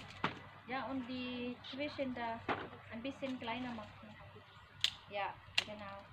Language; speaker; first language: German; non-native, fluent; Cebuano